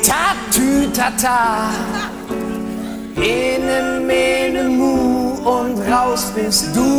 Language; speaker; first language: German; native; German